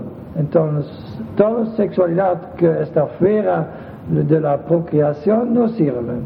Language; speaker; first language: Spanish; non-native, fluent; Dutch